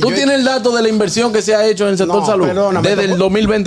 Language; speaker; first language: Spanish; native; Spanish